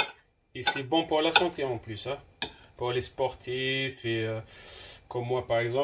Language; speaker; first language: French; non-native, local second language; Arabic